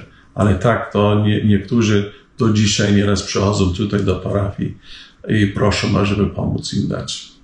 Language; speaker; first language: Polish; early bilingual, heritage; Polish